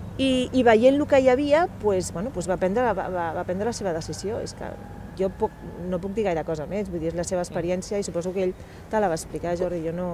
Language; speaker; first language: Catalan; non-native, local second language; Spanish